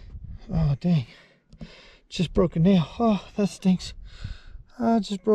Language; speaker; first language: English; native; English